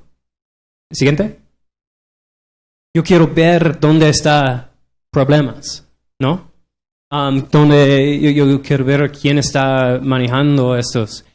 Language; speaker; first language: Spanish; non-native, learner; English